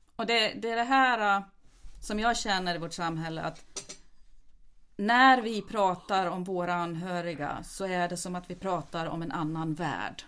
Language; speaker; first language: Swedish; native; Swedish